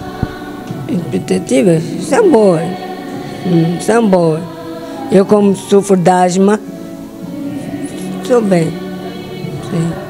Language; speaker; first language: Portuguese; non-native, local second language; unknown